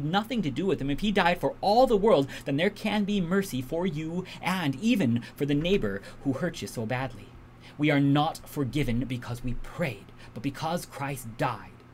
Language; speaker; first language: English; native; English